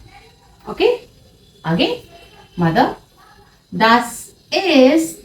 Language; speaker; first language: German; non-native, fluent; Hindi